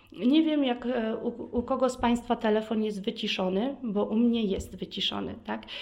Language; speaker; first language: Polish; early bilingual, heritage; Polish